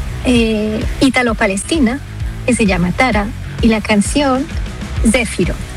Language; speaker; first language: Spanish; early bilingual, heritage; Spanish